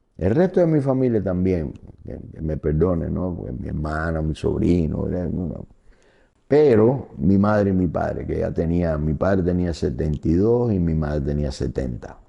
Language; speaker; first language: Spanish; native; Spanish